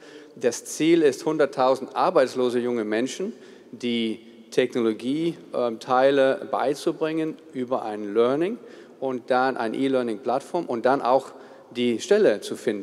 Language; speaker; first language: German; non-native, fluent; Danish